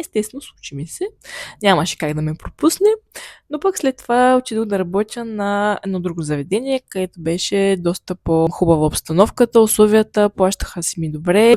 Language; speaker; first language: Bulgarian; native; Bulgarian